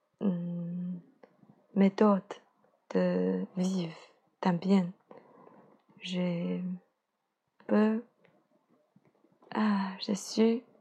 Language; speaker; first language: French; non-native, learner; Chinese